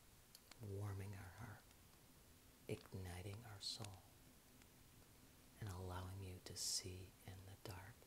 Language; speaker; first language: English; native; English